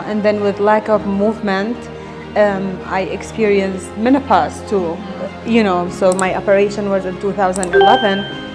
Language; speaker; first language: English; non-native, fluent; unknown